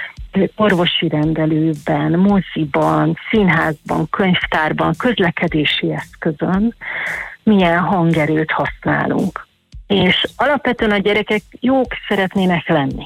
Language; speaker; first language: Hungarian; native; Hungarian